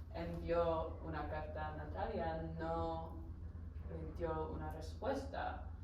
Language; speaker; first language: Spanish; non-native, learner; English